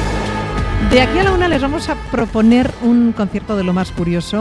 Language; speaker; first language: Spanish; native; Spanish